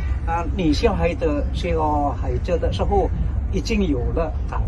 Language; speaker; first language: Chinese; non-native, learner; Indonesian